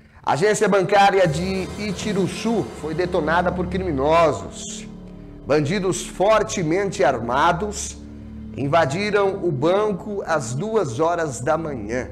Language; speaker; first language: Portuguese; native; Portuguese